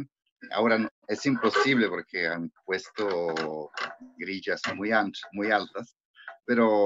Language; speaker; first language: Spanish; non-native, fluent; Italian